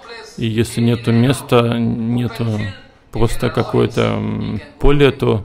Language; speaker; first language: Russian; native; Russian